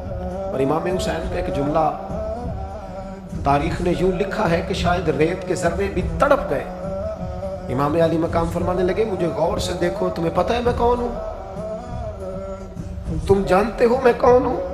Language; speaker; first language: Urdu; non-native, local second language; Punjabi